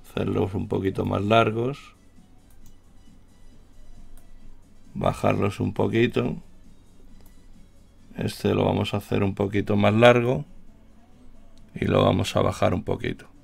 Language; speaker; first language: Spanish; native; Spanish